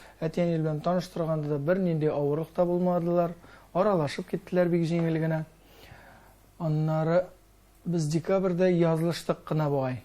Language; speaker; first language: Tatar; early bilingual, heritage; Tatar